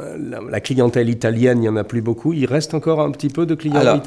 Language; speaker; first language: French; native; French